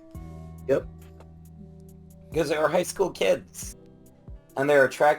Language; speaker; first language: English; native; English